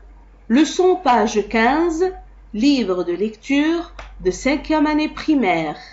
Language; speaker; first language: French; non-native, local second language; Arabic